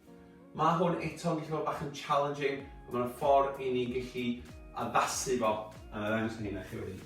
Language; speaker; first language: Welsh; native; Welsh